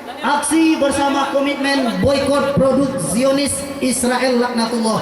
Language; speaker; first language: Indonesian; native; Indonesian